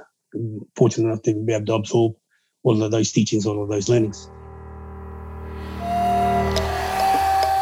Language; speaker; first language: English; native; English